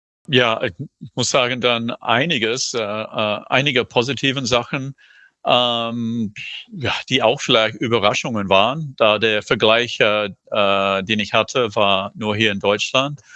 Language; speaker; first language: German; non-native, fluent; English